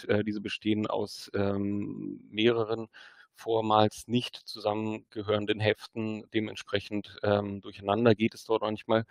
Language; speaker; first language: German; native; German